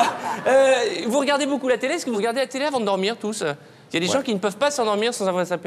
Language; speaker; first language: French; native; French